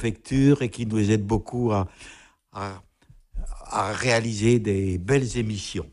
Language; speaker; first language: French; native; French